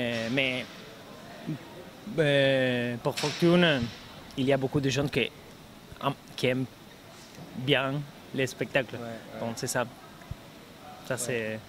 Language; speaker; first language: French; non-native, learner; Spanish